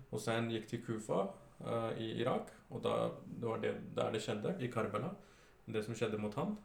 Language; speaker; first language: Norwegian; early bilingual, other home language; Urdu